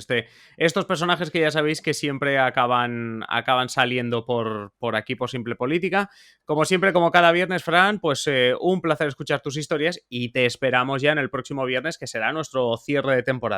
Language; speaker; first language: Spanish; native; Spanish